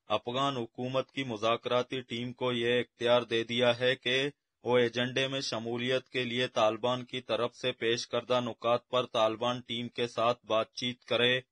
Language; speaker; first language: Urdu; non-native, local second language; Baluchi